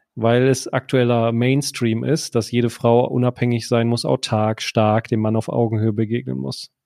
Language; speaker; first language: German; native; German